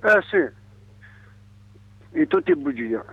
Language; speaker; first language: Italian; non-native, learner; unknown